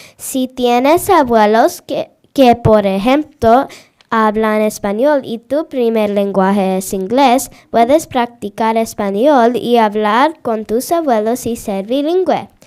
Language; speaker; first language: Spanish; non-native, learner; English